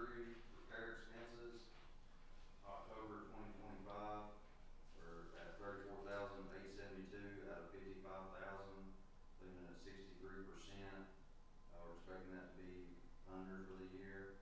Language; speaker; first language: English; native; English